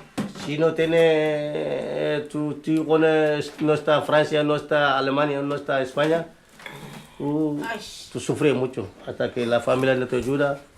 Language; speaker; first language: Spanish; non-native, learner; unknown